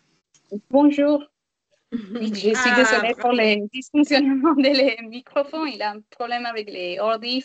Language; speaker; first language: French; non-native, learner; Spanish